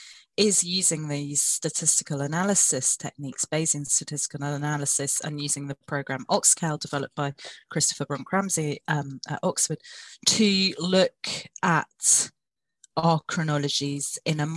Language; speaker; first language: English; native; English